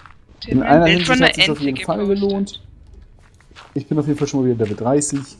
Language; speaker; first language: German; native; German